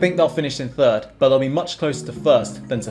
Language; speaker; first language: English; native; English